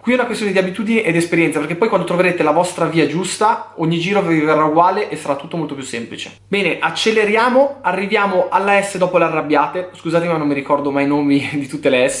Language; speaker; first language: Italian; native; Italian